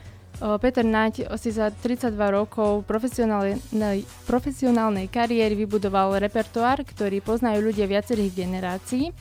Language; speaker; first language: Slovak; native; Slovak